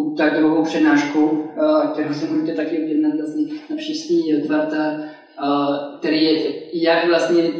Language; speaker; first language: Czech; non-native, fluent; French